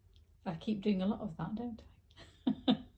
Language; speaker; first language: English; native; English